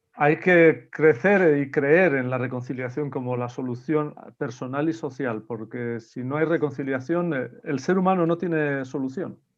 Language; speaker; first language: Spanish; native; Spanish